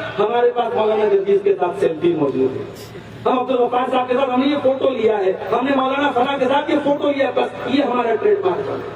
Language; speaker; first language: Urdu; native; Urdu